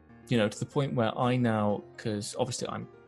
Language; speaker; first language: English; native; English